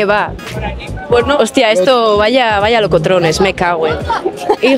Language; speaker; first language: Spanish; native; Spanish